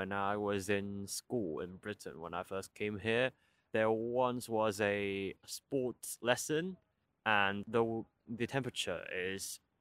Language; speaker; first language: English; non-native, local second language; Cantonese